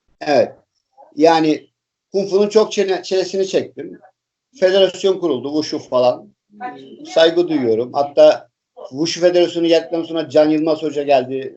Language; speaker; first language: Turkish; native; Turkish